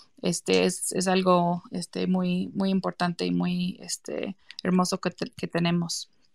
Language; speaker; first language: Spanish; non-native, fluent; English